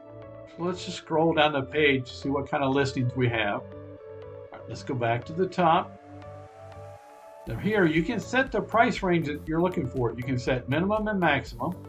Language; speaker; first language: English; native; English